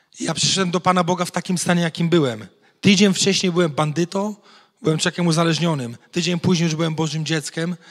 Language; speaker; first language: Polish; native; Polish